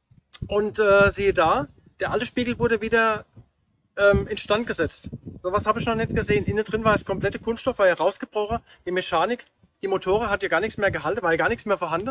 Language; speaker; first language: German; native; German